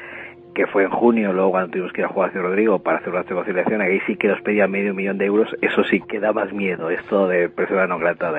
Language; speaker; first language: Spanish; native; Spanish